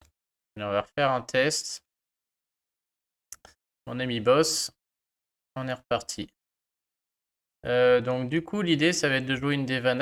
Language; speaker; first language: French; native; French